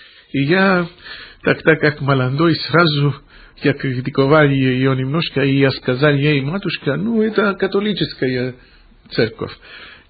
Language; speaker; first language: Russian; non-native, fluent; Greek